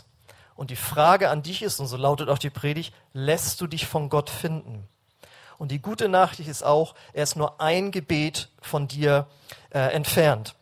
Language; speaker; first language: German; native; German